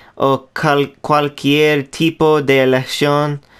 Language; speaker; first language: Spanish; non-native, learner; English